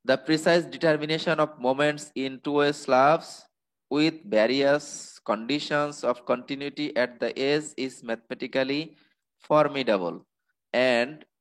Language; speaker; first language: English; non-native, local second language; Bangla